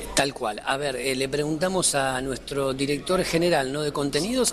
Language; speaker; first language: Spanish; native; Spanish